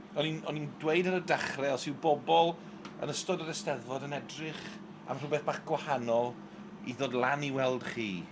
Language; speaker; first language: Welsh; native; Welsh